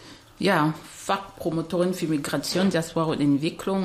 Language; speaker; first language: German; non-native, fluent; French